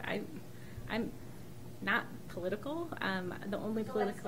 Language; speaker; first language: English; native; English